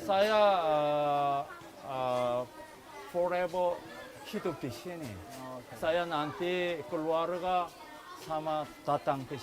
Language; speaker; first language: Indonesian; non-native, learner; Korean